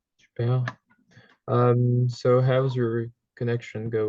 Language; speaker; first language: English; non-native, fluent; French